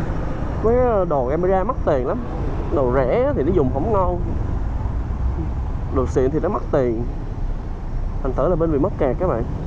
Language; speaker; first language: Vietnamese; native; Vietnamese